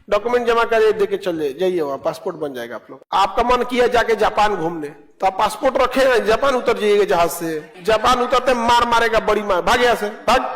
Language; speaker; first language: Hindi; native; Hindi